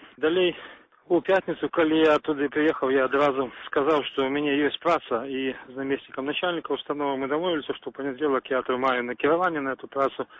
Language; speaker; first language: Belarusian; native; Belarusian